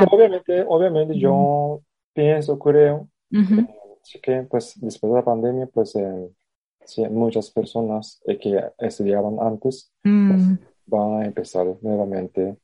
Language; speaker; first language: Spanish; non-native, fluent; Japanese